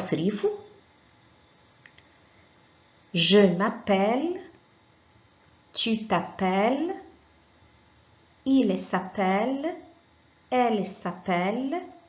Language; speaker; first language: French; non-native, fluent; Arabic